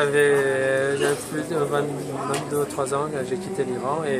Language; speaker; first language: French; non-native, fluent; Persian